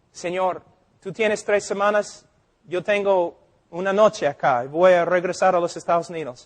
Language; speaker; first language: Spanish; non-native, fluent; English